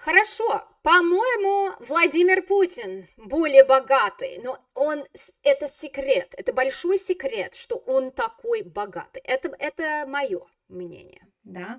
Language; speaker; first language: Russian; non-native, fluent; English